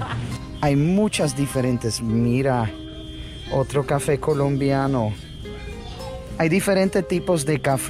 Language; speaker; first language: Spanish; non-native, fluent; Russian